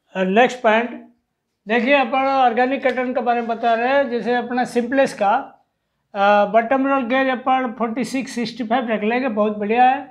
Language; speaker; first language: Hindi; non-native, local second language; Odia